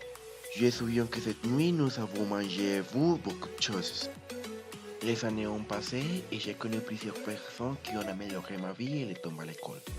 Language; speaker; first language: French; non-native, learner; Spanish